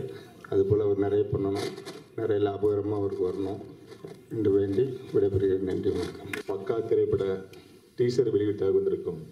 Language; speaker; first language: Tamil; native; Tamil